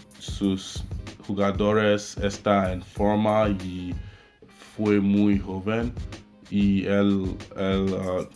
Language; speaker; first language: Spanish; non-native, learner; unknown